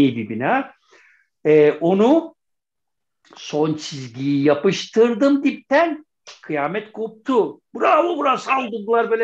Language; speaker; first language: Turkish; native; Turkish